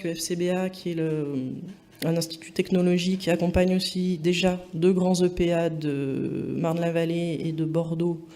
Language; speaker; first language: French; native; French